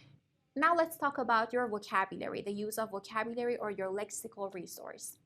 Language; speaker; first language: English; non-native, fluent; Persian